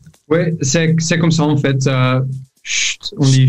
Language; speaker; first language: French; non-native, local second language; Dutch